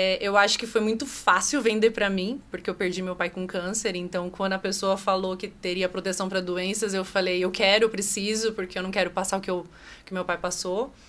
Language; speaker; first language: Portuguese; native; Portuguese